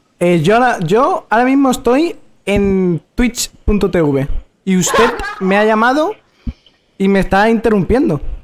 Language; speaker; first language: Spanish; native; Spanish